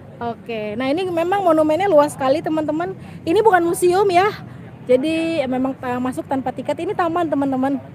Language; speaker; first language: Indonesian; native; Indonesian